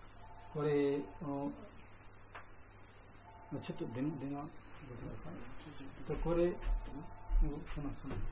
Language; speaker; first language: Japanese; non-native, learner; Bangla